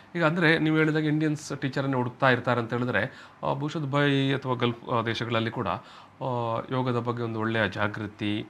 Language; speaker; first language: Kannada; native; Kannada